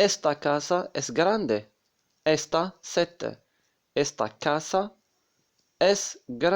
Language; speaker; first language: Spanish; non-native, fluent; Arabic